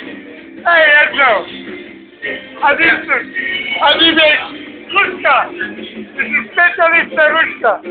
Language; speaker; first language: Slovak; non-native, learner; English